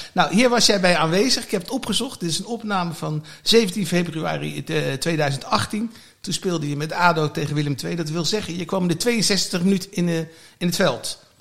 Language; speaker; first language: Dutch; native; Dutch